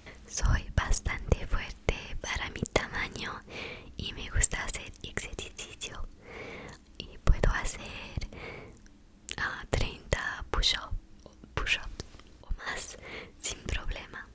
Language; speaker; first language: Spanish; non-native, fluent; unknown